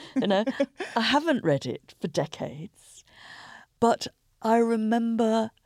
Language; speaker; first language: English; native; English